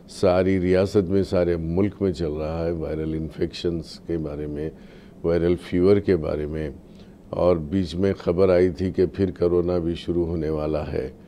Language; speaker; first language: Urdu; native; Urdu